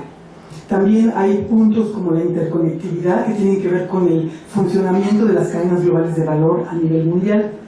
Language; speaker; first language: Spanish; native; Spanish